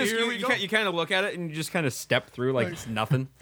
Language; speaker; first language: English; native; English